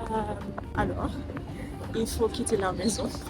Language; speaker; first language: French; non-native, fluent; German